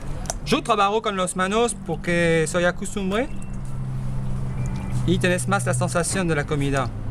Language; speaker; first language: Spanish; non-native, learner; French